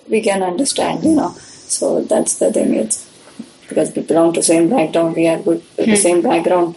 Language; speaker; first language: English; non-native, local second language; Marathi